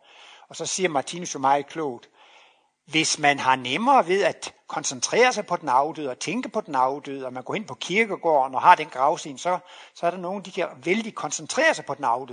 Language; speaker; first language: Danish; native; Danish